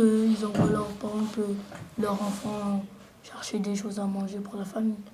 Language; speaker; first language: French; early bilingual, other home language; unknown